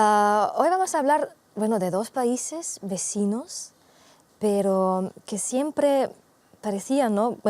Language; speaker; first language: Spanish; non-native, fluent; Slovenian